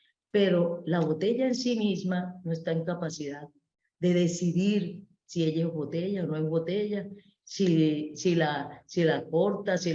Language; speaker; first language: Spanish; native; Spanish